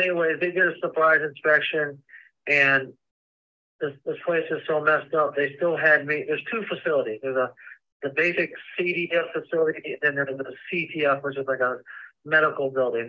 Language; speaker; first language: English; native; English